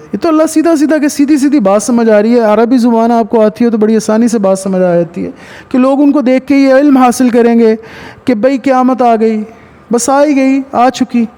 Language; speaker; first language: Urdu; early bilingual, heritage; Punjabi